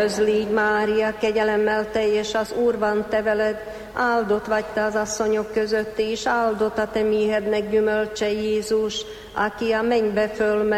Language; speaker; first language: Hungarian; native; Hungarian